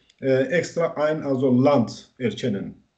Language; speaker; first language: German; non-native, learner; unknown